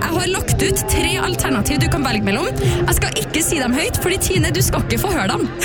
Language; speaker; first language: Norwegian; native; Norwegian